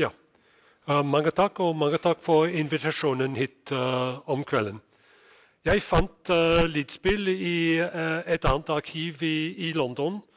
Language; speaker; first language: Norwegian; non-native, fluent; English